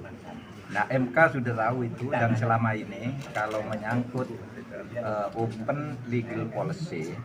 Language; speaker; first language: Indonesian; non-native, local second language; Madurese